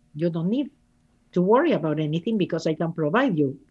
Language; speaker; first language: English; non-native, fluent; Spanish